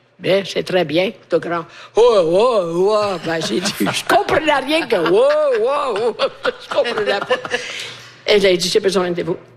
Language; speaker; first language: French; non-native, fluent; Italian